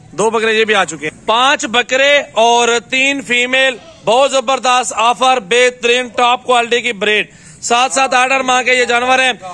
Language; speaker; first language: Urdu; non-native, local second language; Punjabi